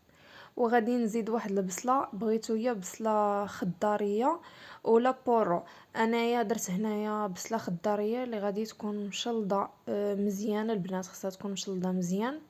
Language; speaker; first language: Arabic; native; Arabic